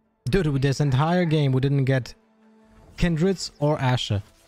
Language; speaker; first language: English; non-native, fluent; Polish